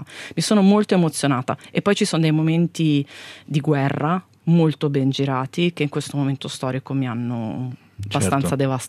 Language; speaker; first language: Italian; native; Italian